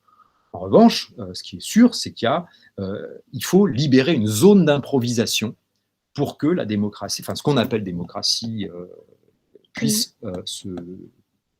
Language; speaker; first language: French; native; French